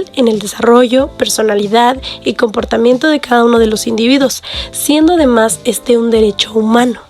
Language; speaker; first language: Spanish; native; Spanish